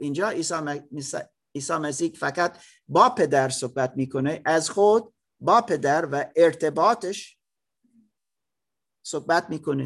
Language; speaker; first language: Persian; non-native, learner; German